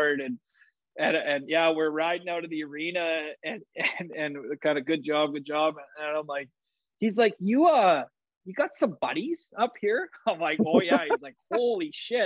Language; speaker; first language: English; native; English